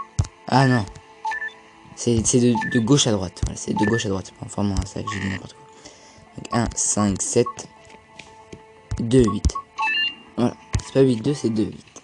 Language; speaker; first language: French; native; French